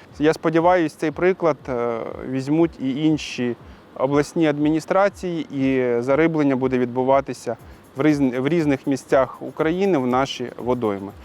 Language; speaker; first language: Ukrainian; native; Ukrainian